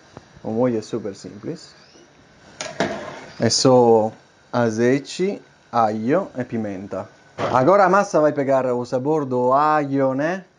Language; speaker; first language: Portuguese; non-native, fluent; Italian